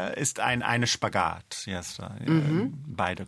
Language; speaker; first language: German; non-native, fluent; English